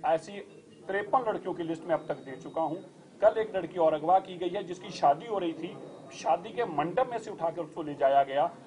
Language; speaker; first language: Hindi; non-native, local second language; Punjabi